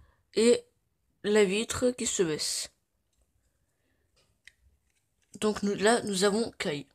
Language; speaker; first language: French; native; French